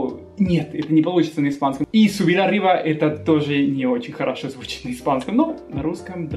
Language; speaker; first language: Russian; non-native, fluent; Spanish